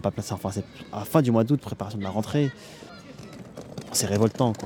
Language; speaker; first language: French; native; French